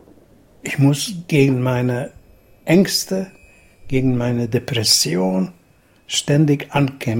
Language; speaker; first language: German; non-native, fluent; Hungarian